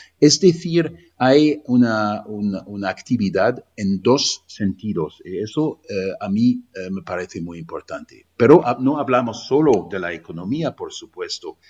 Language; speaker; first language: Spanish; non-native, fluent; German